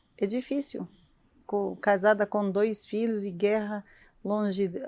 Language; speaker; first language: Portuguese; non-native, learner; Arabic